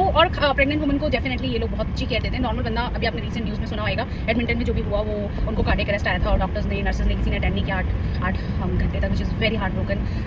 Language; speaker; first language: Hindi; native; Hindi